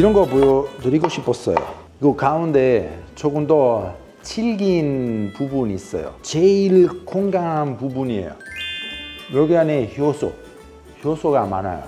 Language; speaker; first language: Korean; non-native, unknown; Italian